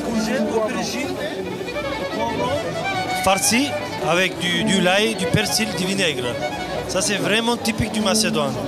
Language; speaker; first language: French; non-native, learner; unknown